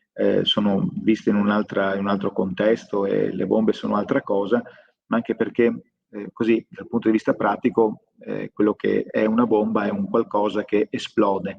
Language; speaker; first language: Italian; native; Italian